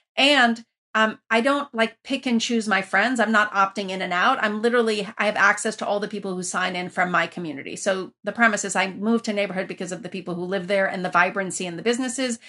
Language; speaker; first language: English; early bilingual, other home language; Persian